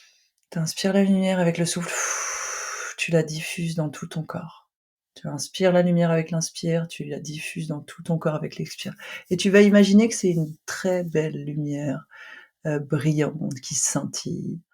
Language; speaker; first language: French; native; French